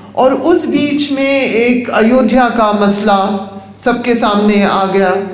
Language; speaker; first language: Hindi; native; Hindi